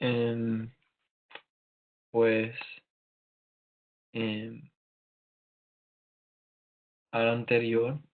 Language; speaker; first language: Spanish; non-native, learner; English